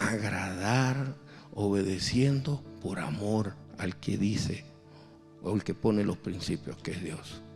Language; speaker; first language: Spanish; native; Spanish